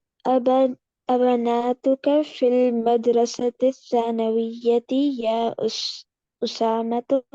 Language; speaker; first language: Arabic; non-native, learner; Urdu